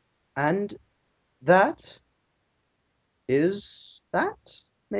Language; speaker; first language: English; native; English